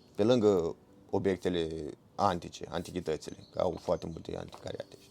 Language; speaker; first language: Romanian; native; Romanian